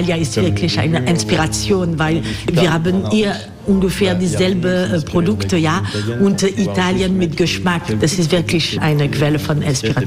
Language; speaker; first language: German; non-native, learner; French